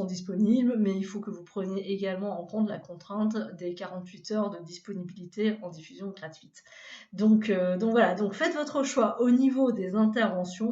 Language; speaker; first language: French; native; French